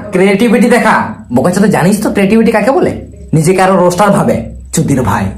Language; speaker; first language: Bangla; non-native, local second language; Santali